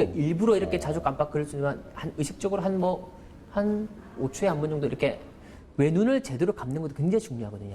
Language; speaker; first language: Korean; native; Korean